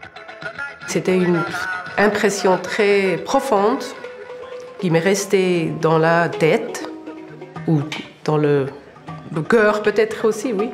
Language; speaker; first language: French; non-native, local second language; German